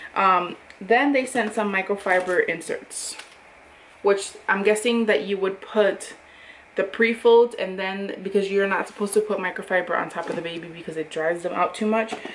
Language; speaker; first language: English; native; English